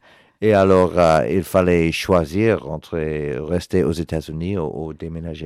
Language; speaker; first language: French; non-native, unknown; English